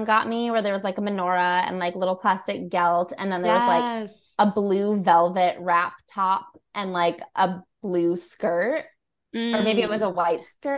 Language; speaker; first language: English; native; English